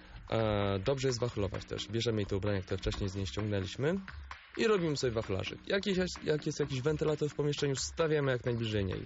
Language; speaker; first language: Polish; native; Polish